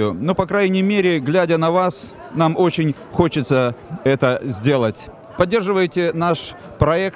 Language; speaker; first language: Russian; native; Russian